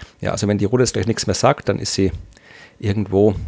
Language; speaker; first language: German; native; German